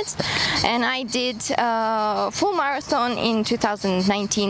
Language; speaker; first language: English; non-native, fluent; Kazakh